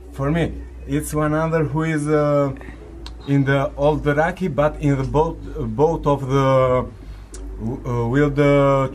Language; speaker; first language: English; non-native, learner; Albanian